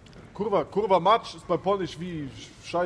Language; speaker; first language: German; native; German